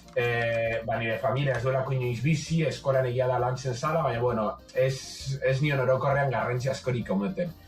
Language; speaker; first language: Basque; non-native, local second language; Spanish